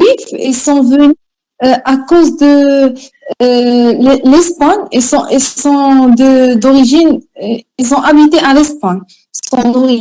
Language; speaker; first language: French; non-native, learner; Arabic